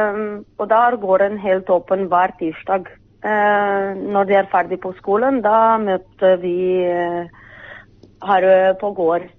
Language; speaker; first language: Norwegian; non-native, fluent; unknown